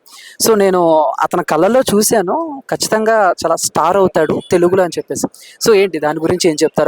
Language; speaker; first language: Telugu; native; Telugu